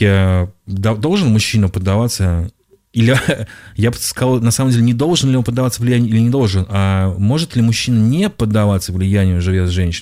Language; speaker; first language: Russian; native; Russian